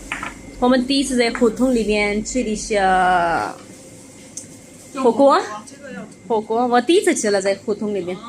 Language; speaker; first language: Chinese; non-native, learner; Urdu